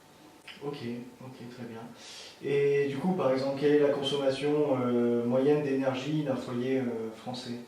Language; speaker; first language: French; native; French